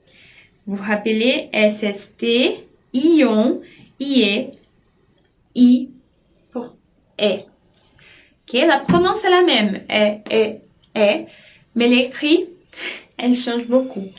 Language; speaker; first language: French; non-native, fluent; Portuguese